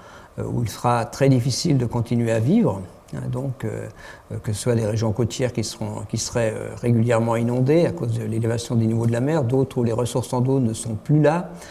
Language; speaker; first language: French; native; French